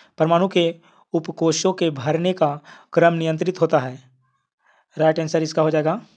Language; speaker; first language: Hindi; native; Hindi